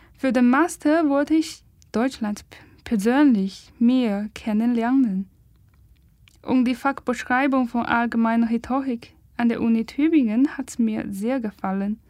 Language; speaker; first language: German; non-native, fluent; Chinese